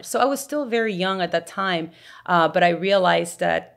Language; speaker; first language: English; native; English